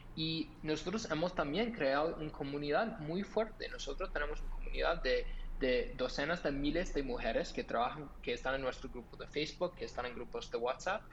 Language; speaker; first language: Spanish; non-native, fluent; English